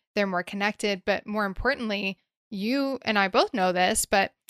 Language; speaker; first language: English; native; English